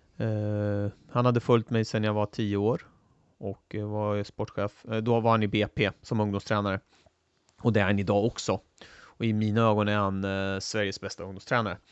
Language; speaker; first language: Swedish; early bilingual, other home language; Turoyo